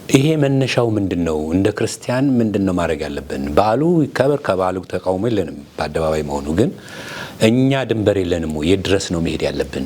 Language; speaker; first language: Amharic; native; Amharic